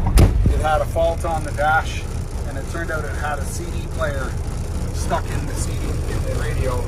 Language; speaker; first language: English; native; English